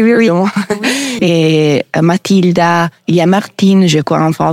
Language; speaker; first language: French; non-native, learner; Italian